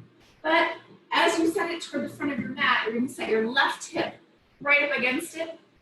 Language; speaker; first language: English; native; English